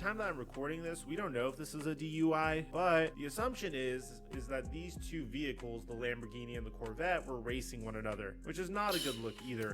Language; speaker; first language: English; native; English